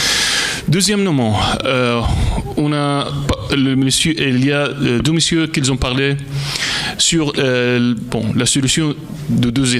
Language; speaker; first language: French; non-native, fluent; Arabic